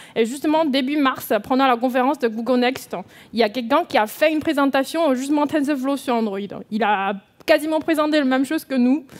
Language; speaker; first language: French; non-native, fluent; Chinese